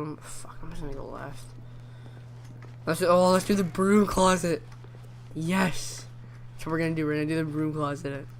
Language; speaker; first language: English; native; English